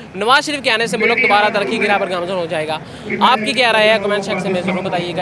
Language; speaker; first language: Urdu; non-native, local second language; Punjabi